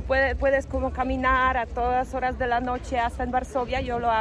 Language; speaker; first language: Spanish; non-native, fluent; Polish